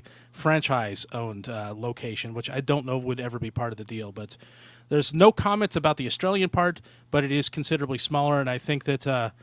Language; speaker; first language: English; native; English